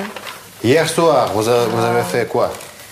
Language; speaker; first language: French; non-native, fluent; Russian